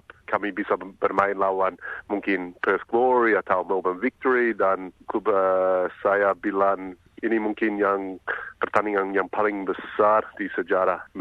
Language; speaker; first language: Indonesian; non-native, fluent; English